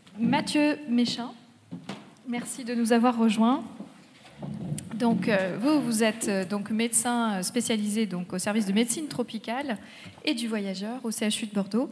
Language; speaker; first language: French; native; French